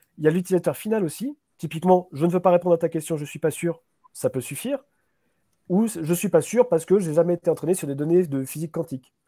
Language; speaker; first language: French; native; French